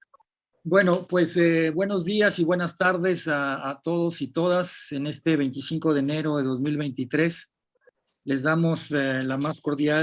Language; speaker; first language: Spanish; native; Spanish